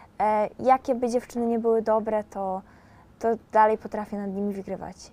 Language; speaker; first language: Polish; native; Polish